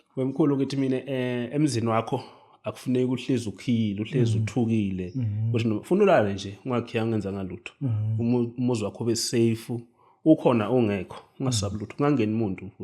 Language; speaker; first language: Zulu; native; Zulu